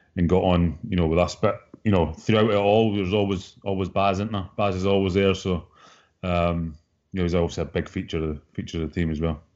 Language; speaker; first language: English; native; English